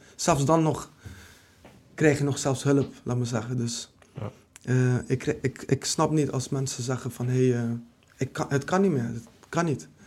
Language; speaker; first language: Dutch; early bilingual, other home language; Kurdish